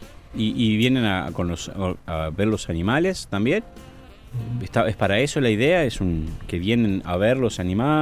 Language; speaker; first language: Spanish; native; Spanish